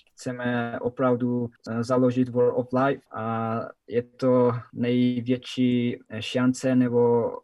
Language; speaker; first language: Czech; non-native, learner; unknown